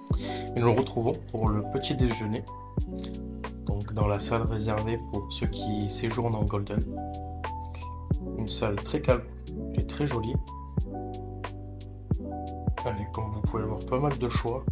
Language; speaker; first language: French; native; French